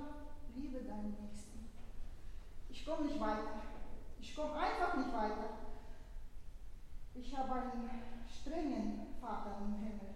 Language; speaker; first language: German; non-native, fluent; Russian